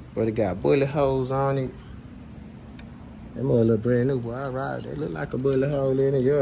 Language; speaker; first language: English; native; English